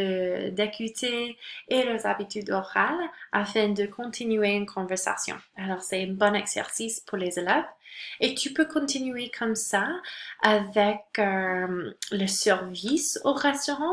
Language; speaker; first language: French; non-native, local second language; English